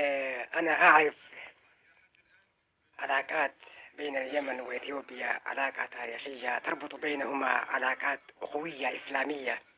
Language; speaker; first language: Arabic; non-native, fluent; Oromo